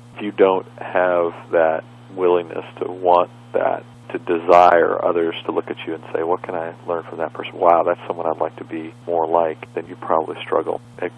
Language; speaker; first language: English; native; English